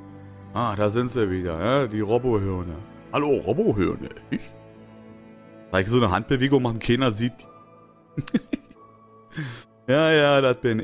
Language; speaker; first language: German; native; German